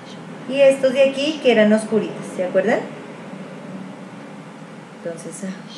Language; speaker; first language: Spanish; native; Spanish